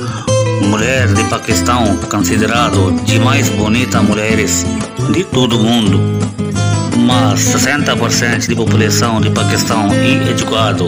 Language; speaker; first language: Portuguese; non-native, learner; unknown